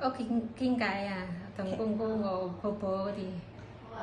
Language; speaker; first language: Cantonese; non-native, learner; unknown